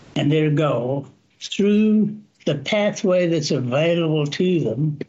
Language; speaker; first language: English; native; English